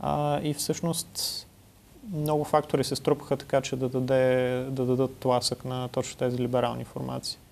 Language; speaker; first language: Bulgarian; native; Bulgarian